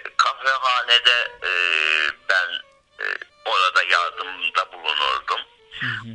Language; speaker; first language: Turkish; native; Turkish